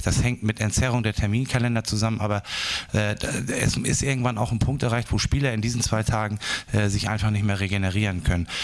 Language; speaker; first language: German; native; German